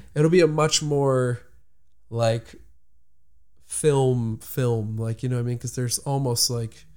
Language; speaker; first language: English; native; English